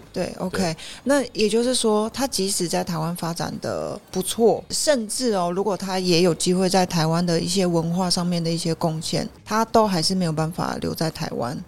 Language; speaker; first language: Chinese; native; Chinese